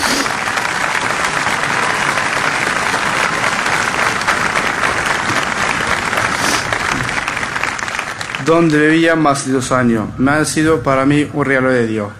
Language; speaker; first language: Spanish; non-native, fluent; Arabic